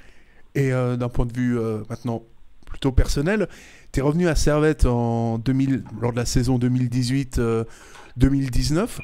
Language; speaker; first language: French; native; French